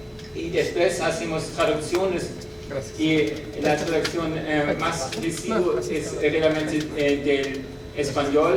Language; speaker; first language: Spanish; non-native, learner; German